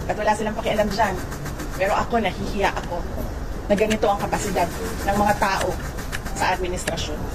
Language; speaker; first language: Filipino; non-native, local second language; Cebuano